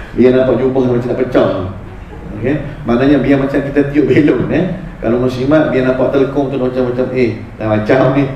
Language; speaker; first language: Malay; early bilingual, heritage; Malay